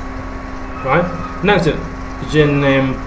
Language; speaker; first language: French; non-native, learner; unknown